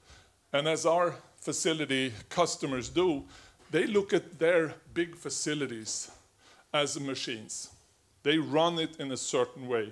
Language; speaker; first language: English; non-native, fluent; Swedish